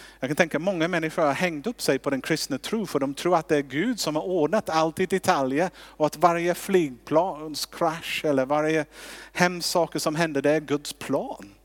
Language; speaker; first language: Swedish; non-native, fluent; English